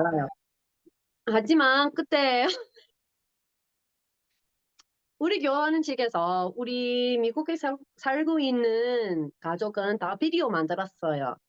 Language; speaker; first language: Korean; non-native, learner; English